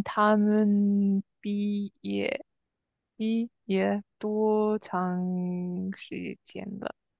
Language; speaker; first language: Chinese; non-native, learner; English